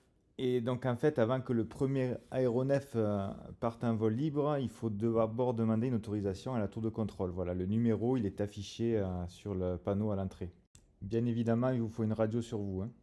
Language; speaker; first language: French; native; French